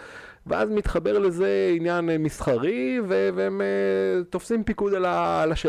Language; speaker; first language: Hebrew; native; Hebrew